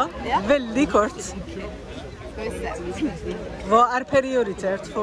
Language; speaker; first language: Norwegian; non-native, learner; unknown